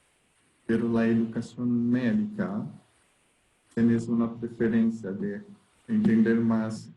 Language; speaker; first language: Spanish; non-native, learner; Portuguese